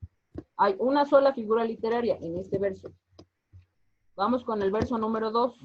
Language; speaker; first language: Spanish; native; Spanish